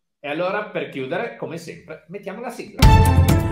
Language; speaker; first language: Italian; native; Italian